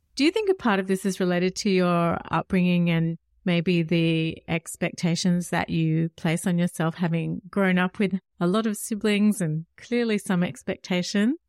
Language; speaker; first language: English; native; English